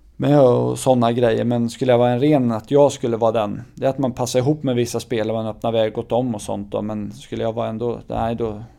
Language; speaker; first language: Swedish; native; Swedish